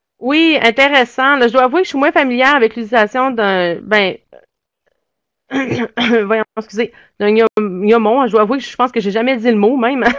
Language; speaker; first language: French; native; French